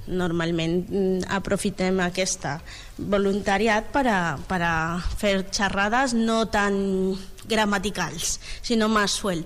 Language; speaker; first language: Catalan; non-native, learner; Spanish